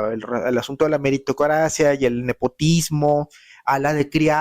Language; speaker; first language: Spanish; native; Spanish